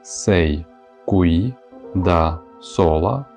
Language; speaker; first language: Italian; non-native, fluent; Ukrainian